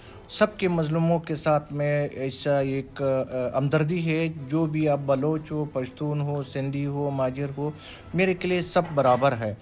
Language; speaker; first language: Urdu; non-native, local second language; Pashto